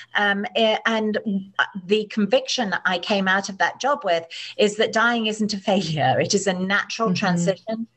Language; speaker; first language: English; native; English